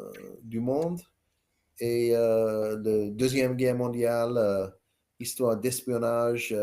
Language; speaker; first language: French; non-native, learner; English